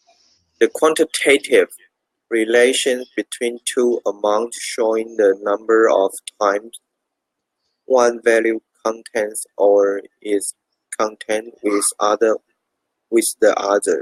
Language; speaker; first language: English; non-native, learner; Chinese